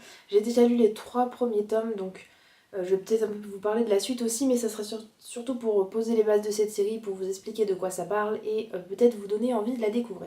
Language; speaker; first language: French; native; French